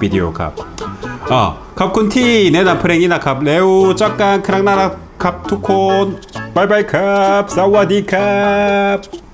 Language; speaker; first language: Thai; non-native, learner; Korean